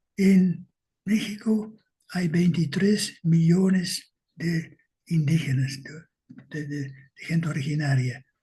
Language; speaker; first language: Spanish; non-native, fluent; Dutch